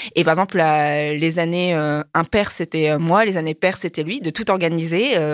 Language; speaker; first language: French; native; French